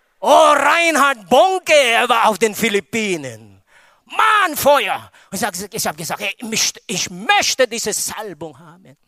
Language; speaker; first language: German; non-native, fluent; Filipino